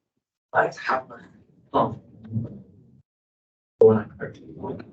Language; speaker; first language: Chinese; native; Chinese